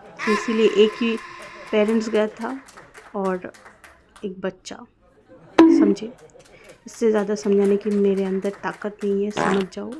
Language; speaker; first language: Hindi; non-native, local second language; Bangla